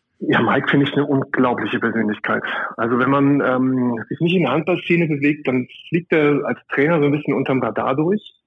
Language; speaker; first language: German; native; German